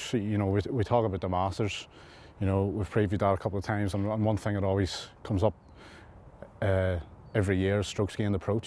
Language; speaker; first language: English; native; English